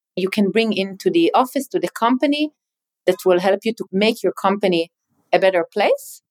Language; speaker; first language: English; non-native, fluent; Hebrew